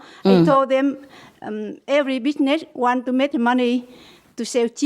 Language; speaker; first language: English; non-native, learner; Vietnamese